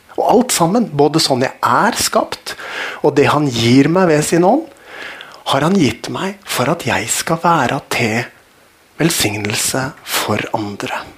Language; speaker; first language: Norwegian; native; Norwegian